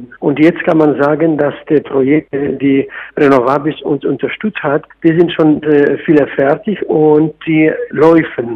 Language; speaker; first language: German; non-native, fluent; Polish